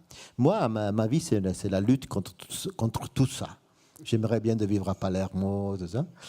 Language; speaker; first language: French; non-native, fluent; Italian